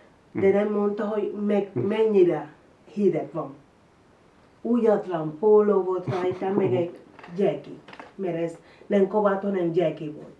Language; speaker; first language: Hungarian; non-native, learner; Spanish